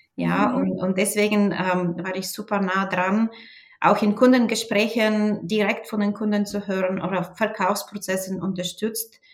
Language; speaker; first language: German; non-native, fluent; Bulgarian